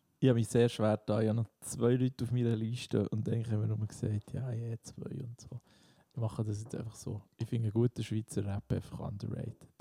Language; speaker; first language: German; native; German